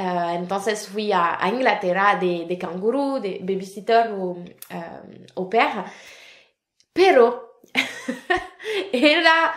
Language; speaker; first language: Spanish; non-native, fluent; French